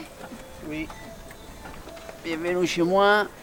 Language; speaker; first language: French; non-native, fluent; Spanish